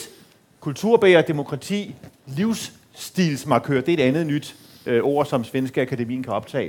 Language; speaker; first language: Danish; native; Danish